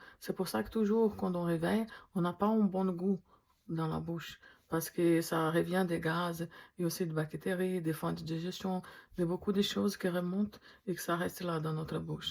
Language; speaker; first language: French; non-native, fluent; Portuguese